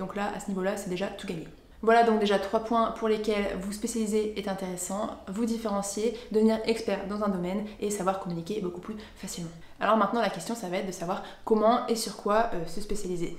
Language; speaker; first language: French; native; French